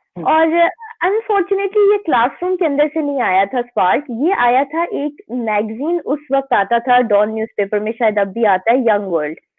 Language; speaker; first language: Urdu; native; Urdu